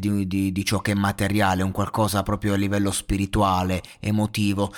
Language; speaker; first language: Italian; native; Italian